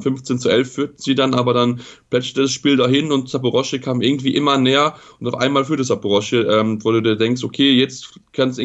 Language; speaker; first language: German; native; German